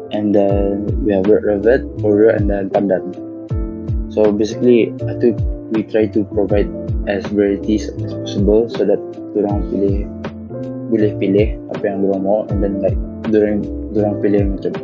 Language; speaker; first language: English; non-native, local second language; Malay